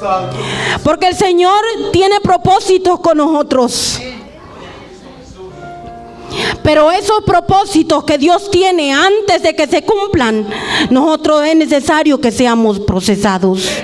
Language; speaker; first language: Spanish; native; Spanish